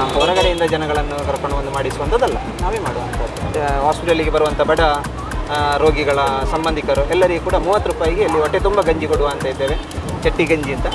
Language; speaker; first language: Kannada; non-native, local second language; Malayalam